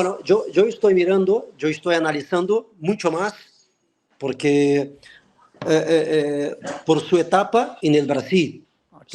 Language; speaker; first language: Spanish; non-native, fluent; Portuguese